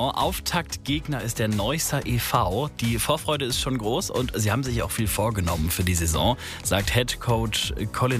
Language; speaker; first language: German; native; German